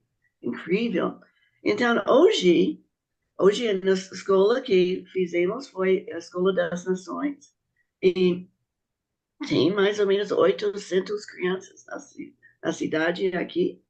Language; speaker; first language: Portuguese; non-native, fluent; English